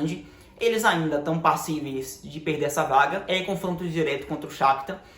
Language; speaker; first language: Portuguese; native; Portuguese